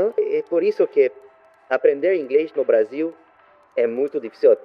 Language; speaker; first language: Portuguese; non-native, learner; French